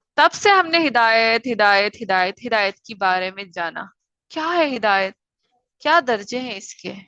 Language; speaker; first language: Urdu; native; Urdu